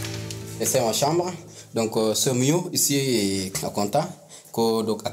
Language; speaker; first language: French; non-native, learner; Arabic